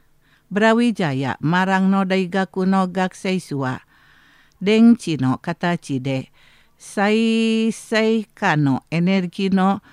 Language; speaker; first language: Japanese; non-native, learner; Indonesian